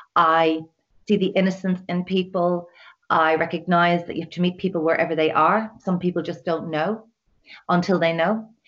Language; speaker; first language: English; native; English